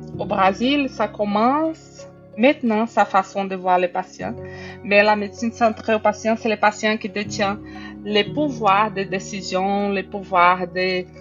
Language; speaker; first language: French; non-native, fluent; Portuguese